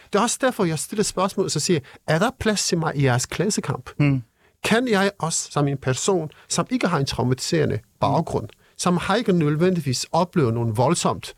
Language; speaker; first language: Danish; non-native, fluent; Kurdish